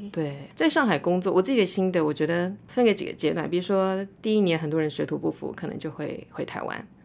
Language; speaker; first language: Chinese; native; Chinese